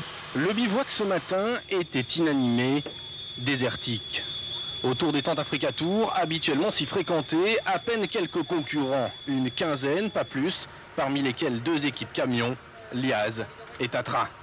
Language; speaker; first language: French; native; French